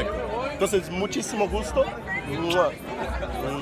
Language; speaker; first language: Spanish; non-native, fluent; Portuguese